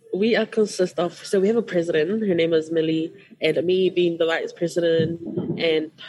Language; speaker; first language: English; non-native, fluent; Tongan